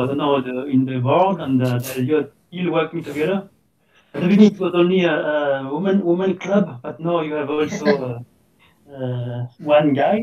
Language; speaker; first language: English; non-native, fluent; French